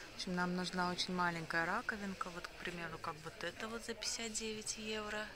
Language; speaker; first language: Russian; native; Russian